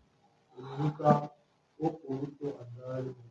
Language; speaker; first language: Italian; non-native, learner; French